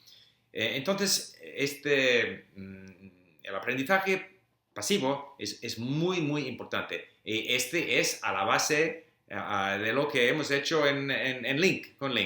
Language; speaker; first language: Spanish; non-native, fluent; English